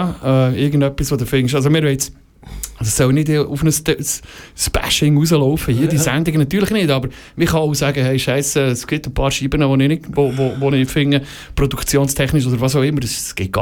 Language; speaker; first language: German; native; German